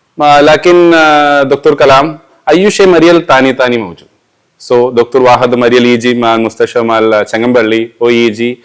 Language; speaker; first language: Arabic; non-native, learner; Malayalam